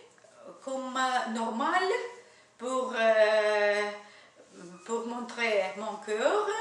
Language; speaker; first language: French; non-native, learner; Russian